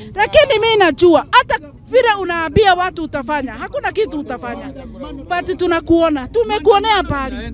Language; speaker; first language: Swahili; non-native, local second language; Kikuyu